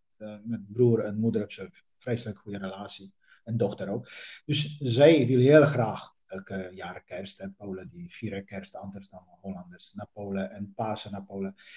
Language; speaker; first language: Dutch; non-native, fluent; Polish